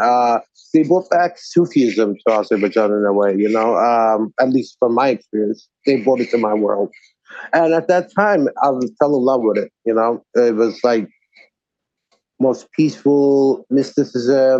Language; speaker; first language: English; non-native, fluent; Azerbaijani